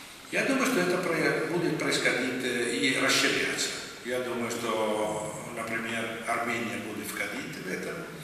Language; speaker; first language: Russian; non-native, fluent; Italian